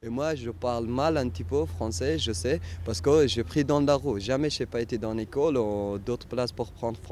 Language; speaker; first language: French; non-native, learner; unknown